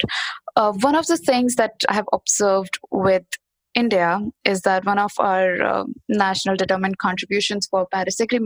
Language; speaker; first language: English; non-native, local second language; Hindi